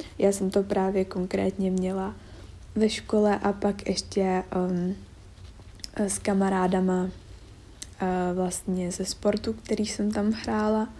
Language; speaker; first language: Czech; native; Czech